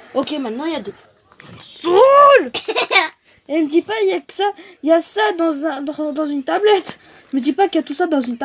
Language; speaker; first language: French; native; French